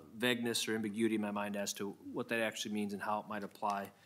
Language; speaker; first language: English; native; English